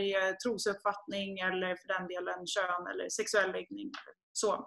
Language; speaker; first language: Swedish; native; Swedish